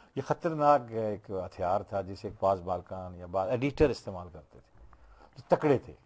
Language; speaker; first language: Urdu; non-native, local second language; Punjabi